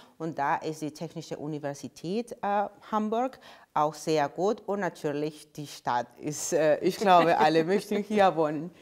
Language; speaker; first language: German; non-native, fluent; Spanish